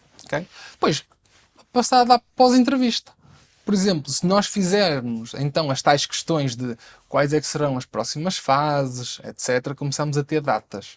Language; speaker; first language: Portuguese; native; Portuguese